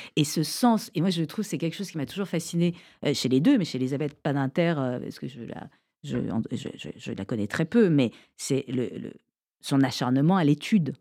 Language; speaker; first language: French; early bilingual, other home language; Persian